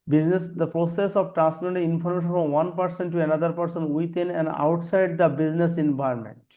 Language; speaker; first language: English; non-native, local second language; Bangla